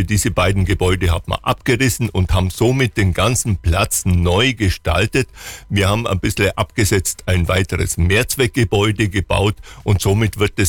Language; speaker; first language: German; native; German